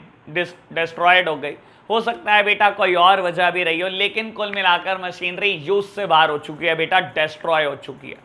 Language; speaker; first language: Hindi; native; Hindi